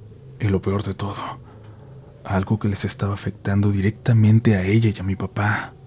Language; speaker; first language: Spanish; native; Spanish